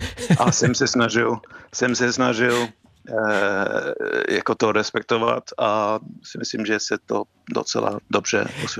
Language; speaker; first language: Czech; non-native, fluent; English